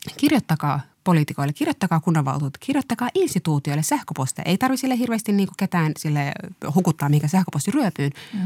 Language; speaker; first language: Finnish; early bilingual, other home language; Somali